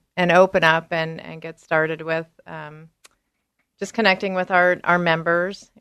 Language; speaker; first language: English; native; English